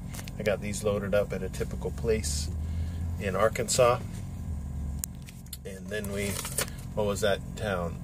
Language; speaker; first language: English; native; English